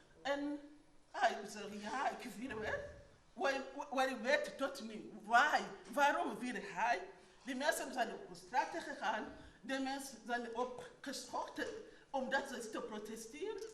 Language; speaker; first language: Dutch; non-native, learner; Rundi